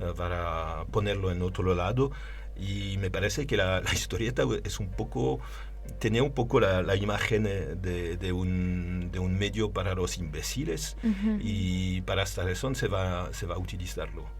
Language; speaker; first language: Spanish; non-native, learner; French